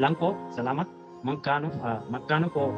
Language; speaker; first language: Filipino; non-native, learner; Bangla